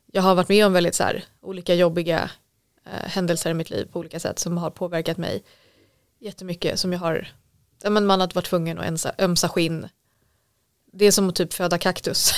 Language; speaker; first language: Swedish; native; Swedish